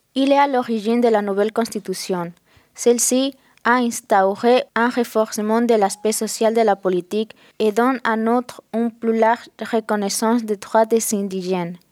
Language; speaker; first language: French; non-native, fluent; Spanish